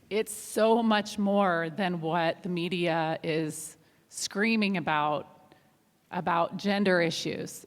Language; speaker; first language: English; non-native, fluent; German